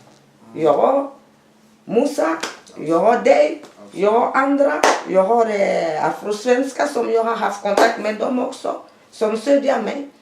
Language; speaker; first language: Swedish; non-native, learner; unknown